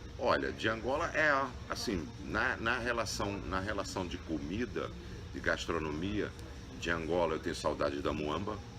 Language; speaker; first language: Portuguese; native; Portuguese